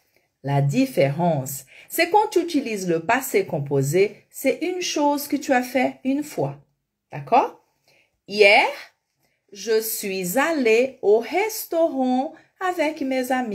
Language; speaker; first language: French; non-native, fluent; Portuguese